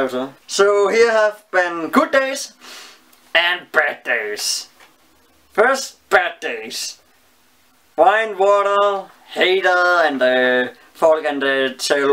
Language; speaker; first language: English; non-native, learner; Danish